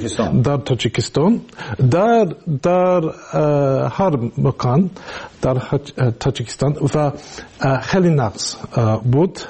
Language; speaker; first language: Tajik; non-native, learner; English